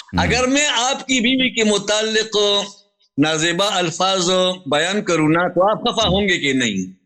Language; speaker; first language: Urdu; non-native, local second language; Pashto